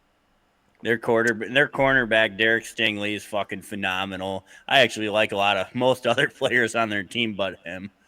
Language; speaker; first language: English; native; English